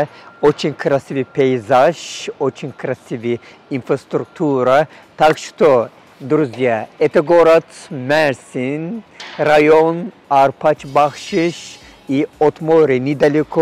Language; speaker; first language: Russian; non-native, learner; Turkish